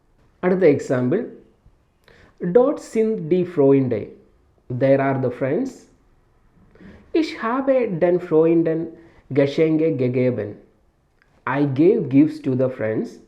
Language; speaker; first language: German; non-native, fluent; Malayalam